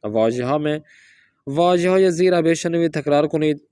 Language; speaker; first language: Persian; non-native, fluent; Urdu